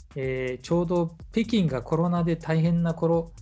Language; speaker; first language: Japanese; non-native, fluent; Mongolian